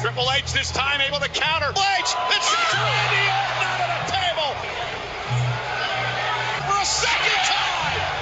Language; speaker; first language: English; native; English